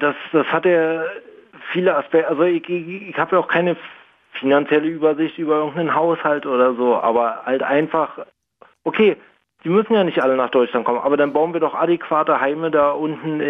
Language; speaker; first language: German; native; German